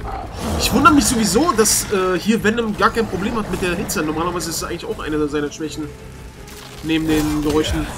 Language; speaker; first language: German; native; German